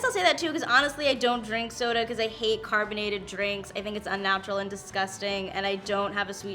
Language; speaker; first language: English; native; English